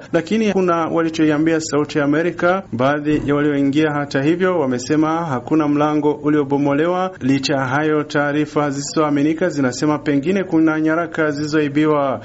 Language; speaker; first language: Swahili; non-native, local second language; Rundi